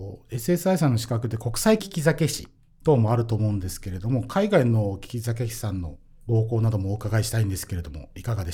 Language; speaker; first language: Japanese; native; Japanese